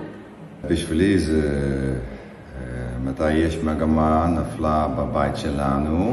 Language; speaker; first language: Hebrew; non-native, learner; Dutch